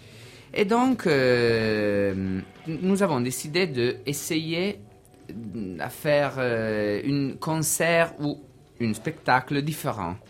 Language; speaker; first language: French; non-native, learner; Italian